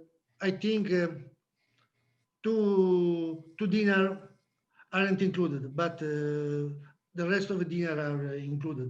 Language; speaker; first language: English; non-native, learner; Italian